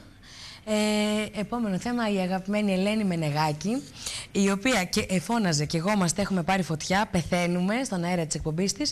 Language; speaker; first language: Greek; native; Greek